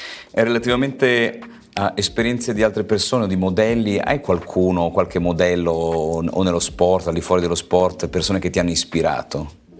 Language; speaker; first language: Italian; native; Italian